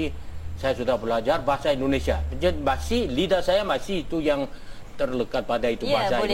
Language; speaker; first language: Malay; non-native, fluent; Korean